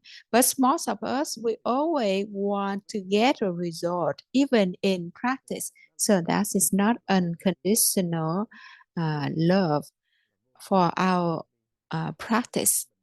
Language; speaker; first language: English; non-native, fluent; Vietnamese